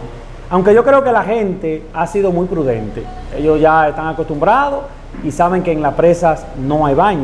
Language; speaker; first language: Spanish; native; Spanish